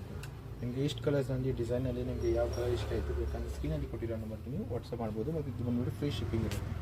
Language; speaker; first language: Kannada; non-native, local second language; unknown